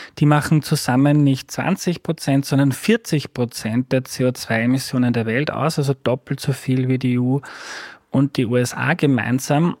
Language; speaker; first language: German; native; German